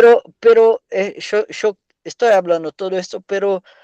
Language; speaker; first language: Spanish; non-native, learner; Portuguese